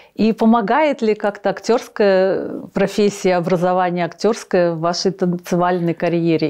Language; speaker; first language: Russian; native; Russian